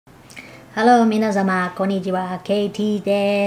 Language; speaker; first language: Japanese; non-native, learner; Chinese